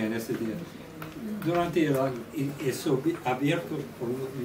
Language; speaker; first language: Spanish; non-native, learner; English